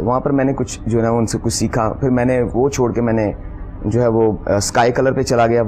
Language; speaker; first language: Urdu; native; Urdu